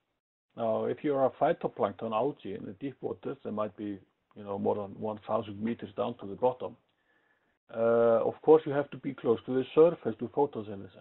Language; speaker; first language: English; non-native, fluent; Icelandic